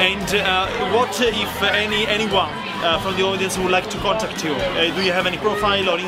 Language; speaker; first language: English; non-native, fluent; Italian